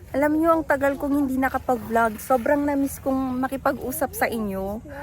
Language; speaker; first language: Filipino; native; Filipino